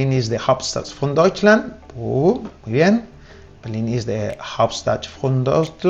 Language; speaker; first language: German; non-native, fluent; Spanish